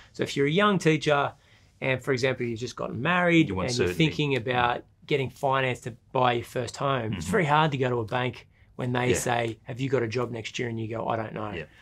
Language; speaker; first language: English; native; English